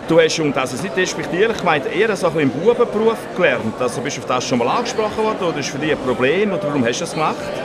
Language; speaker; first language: German; native; German